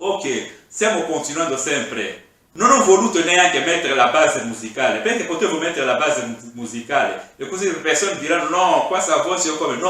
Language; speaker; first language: Italian; non-native, fluent; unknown